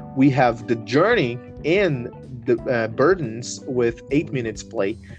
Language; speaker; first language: English; non-native, fluent; Portuguese